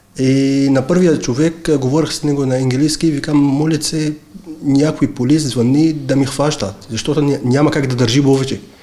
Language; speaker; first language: Bulgarian; non-native, learner; Arabic